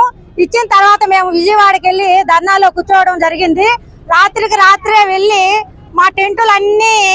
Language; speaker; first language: Telugu; native; Telugu